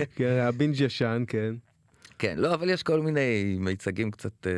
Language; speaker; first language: Hebrew; native; Hebrew